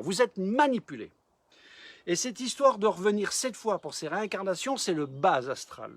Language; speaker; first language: French; native; French